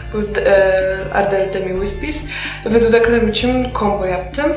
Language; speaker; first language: Turkish; non-native, fluent; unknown